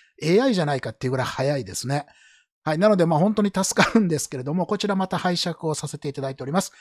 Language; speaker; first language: Japanese; native; Japanese